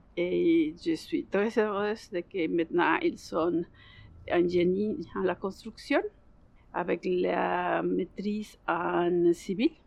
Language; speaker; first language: French; non-native, learner; Spanish